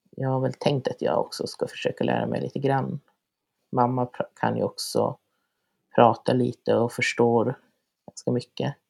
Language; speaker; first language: Swedish; native; Swedish